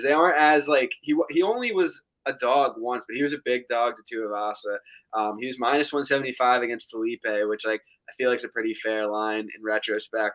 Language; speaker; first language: English; native; English